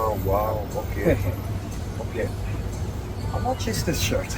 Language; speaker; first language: English; non-native, learner; German